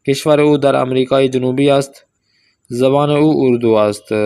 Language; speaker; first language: Persian; non-native, fluent; Urdu